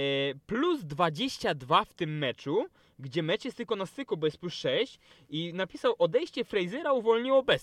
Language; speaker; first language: Polish; native; Polish